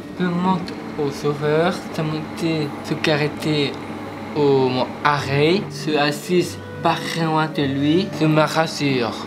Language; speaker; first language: French; native; French